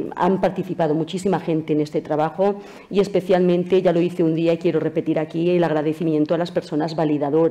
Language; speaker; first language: Spanish; non-native, local second language; Catalan